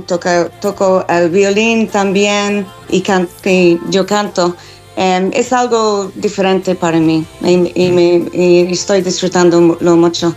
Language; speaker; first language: Spanish; non-native, fluent; English